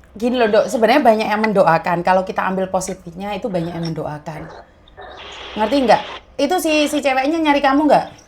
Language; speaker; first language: Indonesian; native; Indonesian